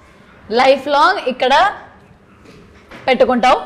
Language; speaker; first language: Telugu; non-native, learner; Malayalam